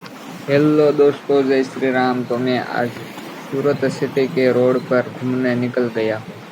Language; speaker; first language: Hindi; non-native, local second language; Gujarati